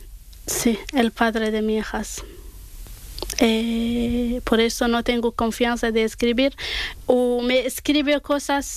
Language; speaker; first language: Spanish; non-native, learner; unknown